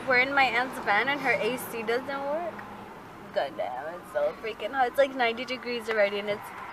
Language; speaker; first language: English; early bilingual, other home language; Spanish